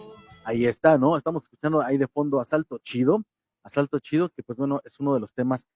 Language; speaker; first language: Spanish; native; Spanish